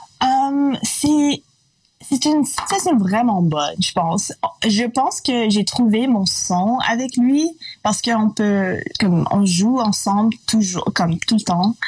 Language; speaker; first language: French; non-native, local second language; English